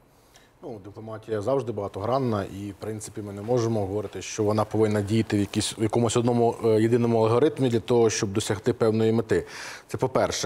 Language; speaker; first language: Ukrainian; native; Ukrainian